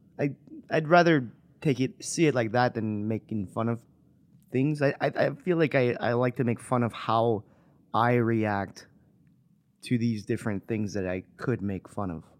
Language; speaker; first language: English; non-native, local second language; French